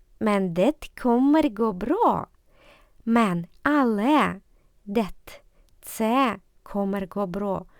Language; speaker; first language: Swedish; non-native, fluent; Ukrainian